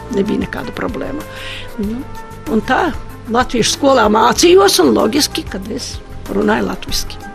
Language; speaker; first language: Latvian; non-native, local second language; Polish